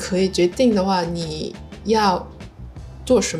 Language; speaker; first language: Chinese; non-native, learner; English